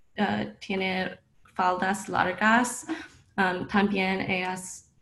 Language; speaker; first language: Spanish; non-native, learner; English